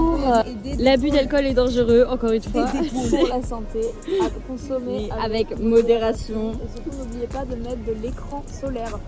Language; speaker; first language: French; native; French